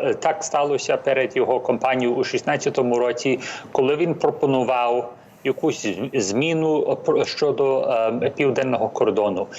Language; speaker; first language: Ukrainian; early bilingual, heritage; English